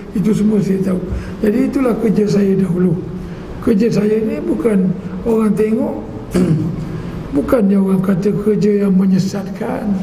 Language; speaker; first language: Malay; native; Malay